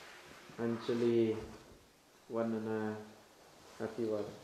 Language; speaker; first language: Russian; non-native, fluent; Thai